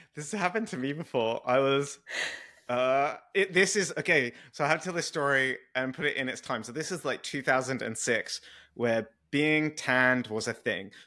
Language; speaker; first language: English; native; English